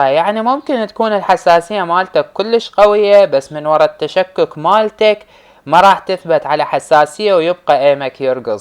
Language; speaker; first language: Arabic; native; Arabic